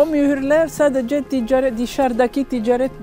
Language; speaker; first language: Turkish; non-native, learner; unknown